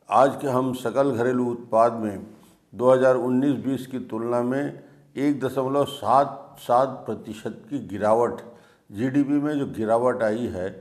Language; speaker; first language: Hindi; native; Hindi